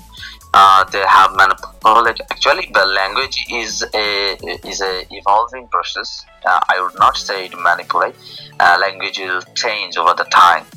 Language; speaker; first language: English; non-native, local second language; Bangla